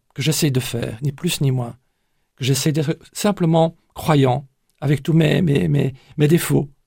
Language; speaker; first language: French; native; French